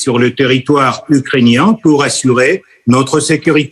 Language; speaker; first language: French; non-native, fluent; Russian